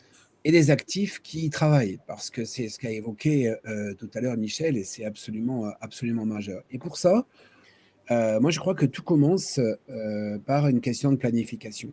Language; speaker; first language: French; native; French